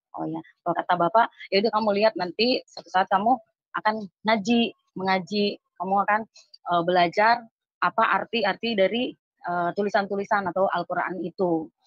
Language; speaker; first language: Indonesian; native; Indonesian